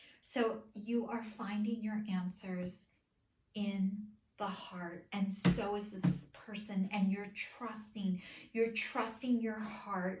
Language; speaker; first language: English; native; English